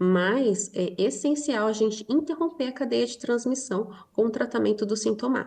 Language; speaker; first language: Portuguese; native; Portuguese